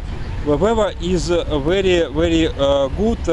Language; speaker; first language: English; non-native, learner; Russian